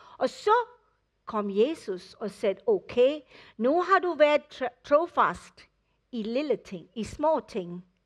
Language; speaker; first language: Danish; non-native, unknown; English